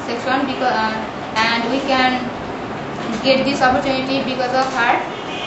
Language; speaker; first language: English; non-native, learner; Bangla